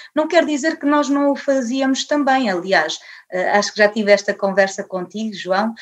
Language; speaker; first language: Portuguese; early bilingual, other home language; English